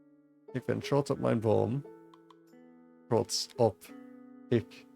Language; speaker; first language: Dutch; non-native, learner; English